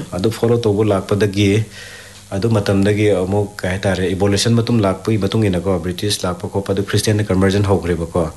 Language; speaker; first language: Manipuri; non-native, local second language; Rongmei Naga